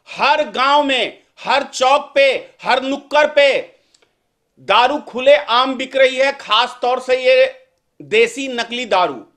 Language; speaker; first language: Hindi; native; Hindi